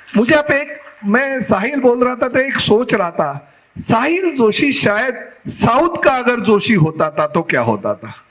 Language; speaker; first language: Hindi; non-native, local second language; Marathi